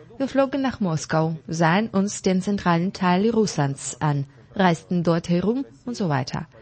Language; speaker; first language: German; non-native, fluent; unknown